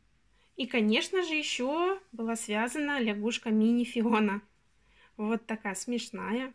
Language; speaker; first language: Russian; native; Russian